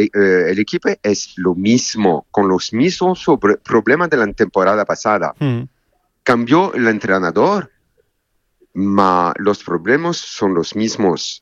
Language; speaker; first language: Spanish; non-native, learner; French